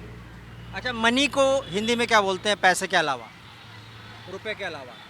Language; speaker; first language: Hindi; native; Hindi